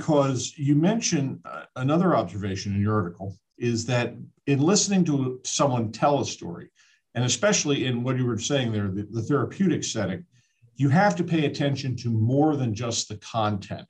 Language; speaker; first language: English; native; English